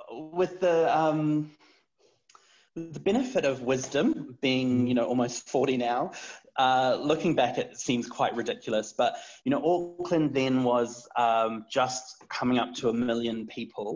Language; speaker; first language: English; native; English